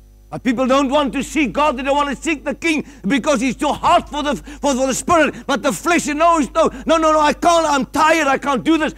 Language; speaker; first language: English; non-native, local second language; Afrikaans